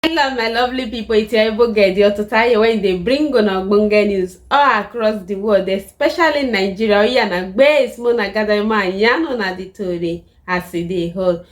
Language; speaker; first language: Nigerian Pidgin; native; Nigerian Pidgin